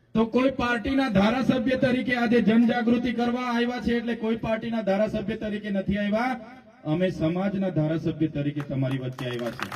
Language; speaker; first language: Gujarati; non-native, local second language; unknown